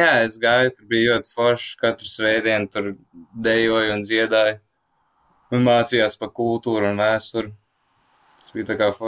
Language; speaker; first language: Latvian; early bilingual, heritage; Latvian